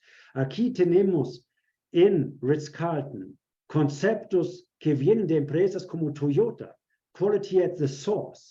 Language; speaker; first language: Spanish; non-native, fluent; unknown